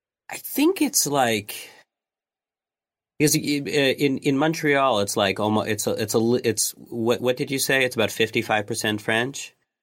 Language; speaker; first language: English; native; English